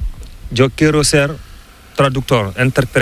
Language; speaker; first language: Spanish; non-native, learner; Fula